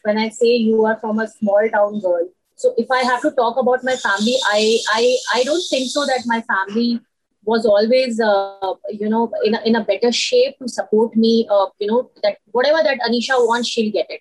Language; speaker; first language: English; non-native, local second language; Hindi